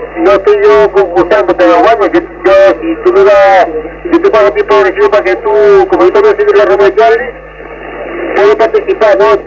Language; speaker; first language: Spanish; native; Spanish